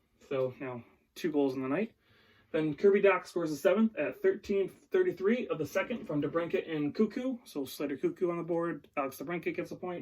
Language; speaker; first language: English; native; English